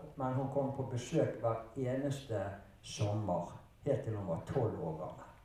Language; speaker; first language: Norwegian; early bilingual, other home language; German